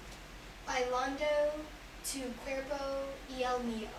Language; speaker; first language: Spanish; non-native, learner; English